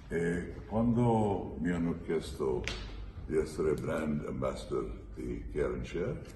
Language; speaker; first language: Italian; non-native, fluent; Hindi